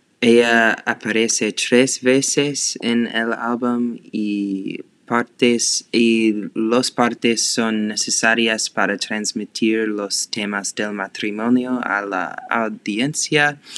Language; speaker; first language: Spanish; non-native, learner; English